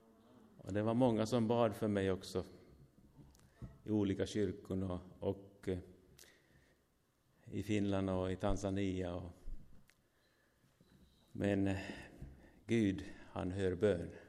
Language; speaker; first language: Swedish; non-native, fluent; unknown